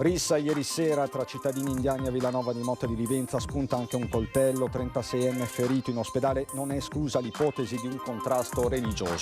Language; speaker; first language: Italian; native; Italian